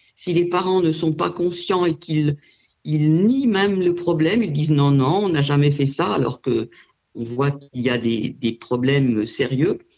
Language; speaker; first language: French; native; French